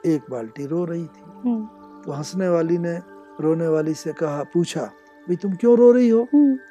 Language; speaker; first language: Hindi; native; Hindi